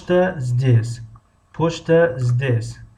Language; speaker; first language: Russian; non-native, fluent; Tajik